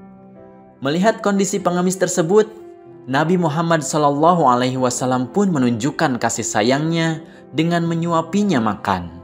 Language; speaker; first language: Indonesian; native; Indonesian